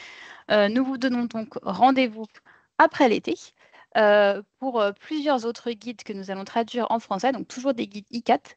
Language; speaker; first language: French; native; French